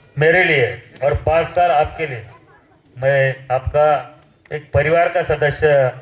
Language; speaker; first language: Hindi; non-native, local second language; Marathi